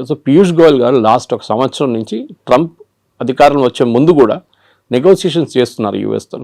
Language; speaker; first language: Telugu; non-native, local second language; Malayalam